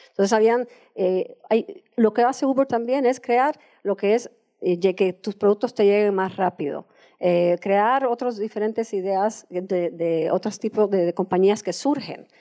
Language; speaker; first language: Spanish; non-native, fluent; English